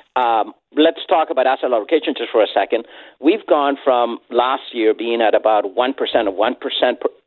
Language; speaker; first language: English; non-native, fluent; Spanish